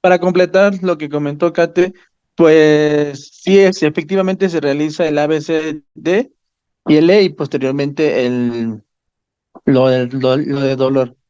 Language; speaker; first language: Spanish; native; Spanish